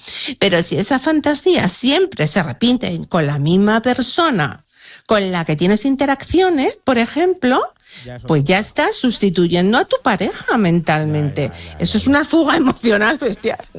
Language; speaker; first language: Spanish; native; Spanish